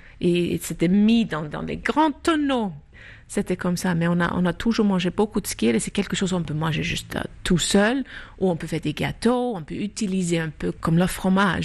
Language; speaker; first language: French; non-native, fluent; Icelandic